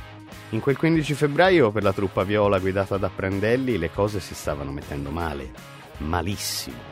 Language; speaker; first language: Italian; native; Italian